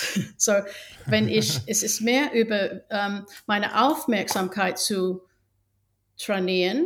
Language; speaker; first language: German; non-native, fluent; English